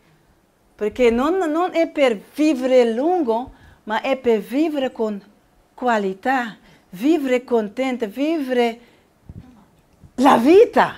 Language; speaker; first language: Italian; non-native, learner; Spanish